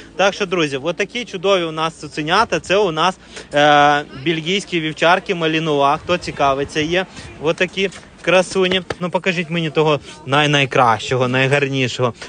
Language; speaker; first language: Ukrainian; non-native, local second language; Russian